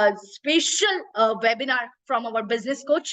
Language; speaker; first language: Hindi; native; Hindi